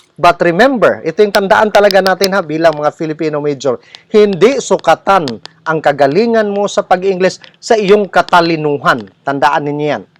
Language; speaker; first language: Filipino; non-native, local second language; Cebuano